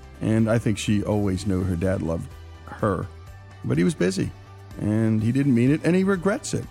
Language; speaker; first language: English; native; English